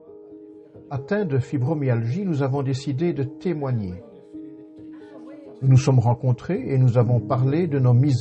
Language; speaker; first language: French; native; French